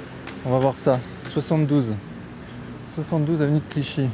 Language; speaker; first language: French; native; French